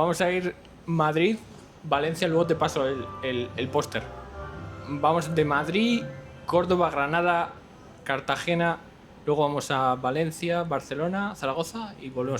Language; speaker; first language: Spanish; native; Spanish